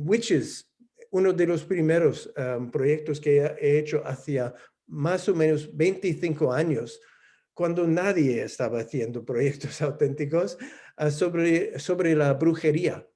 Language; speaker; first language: Spanish; non-native, fluent; English